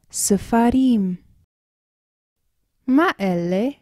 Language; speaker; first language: Hebrew; non-native, fluent; English